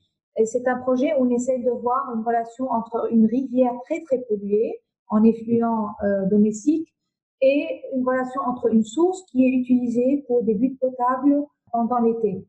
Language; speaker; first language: French; non-native, local second language; Arabic